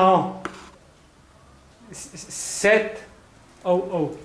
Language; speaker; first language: French; native; French